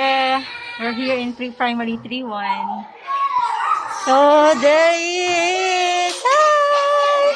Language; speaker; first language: English; non-native, local second language; Filipino